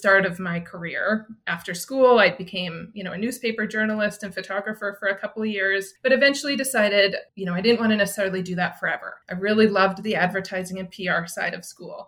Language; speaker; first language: English; native; English